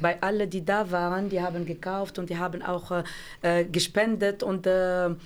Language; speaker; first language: German; non-native, learner; Arabic